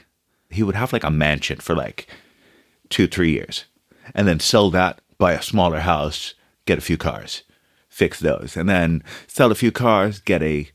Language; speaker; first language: English; early bilingual, other home language; Portuguese